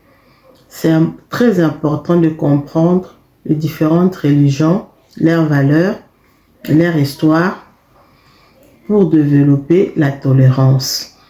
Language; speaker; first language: French; non-native, fluent; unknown